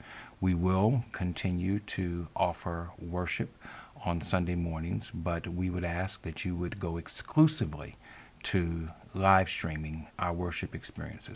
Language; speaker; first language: English; native; English